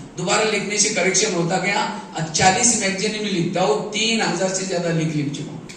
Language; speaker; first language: Hindi; non-native, local second language; Marathi